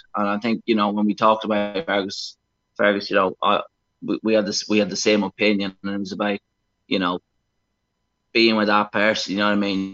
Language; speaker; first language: English; native; English